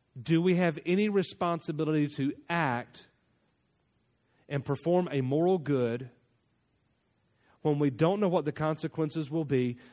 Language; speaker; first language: English; native; English